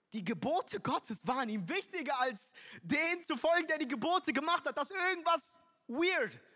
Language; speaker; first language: German; native; German